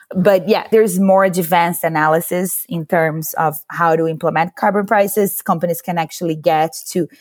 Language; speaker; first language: English; non-native, fluent; Portuguese